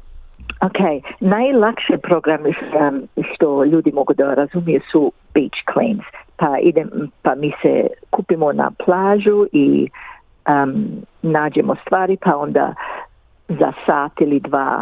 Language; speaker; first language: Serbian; early bilingual, heritage; English